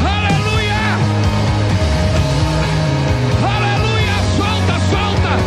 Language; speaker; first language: Portuguese; native; Portuguese